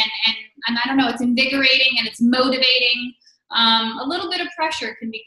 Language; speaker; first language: English; native; English